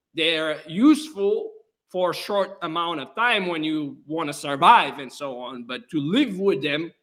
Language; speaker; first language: English; non-native, fluent; Bulgarian